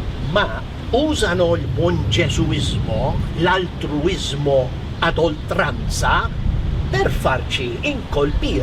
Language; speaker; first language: Italian; non-native, fluent; Maltese